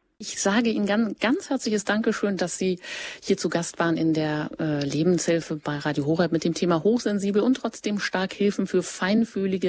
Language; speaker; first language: German; native; German